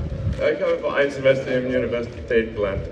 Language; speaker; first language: German; non-native, learner; English